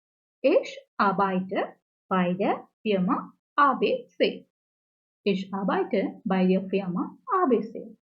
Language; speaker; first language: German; non-native, learner; English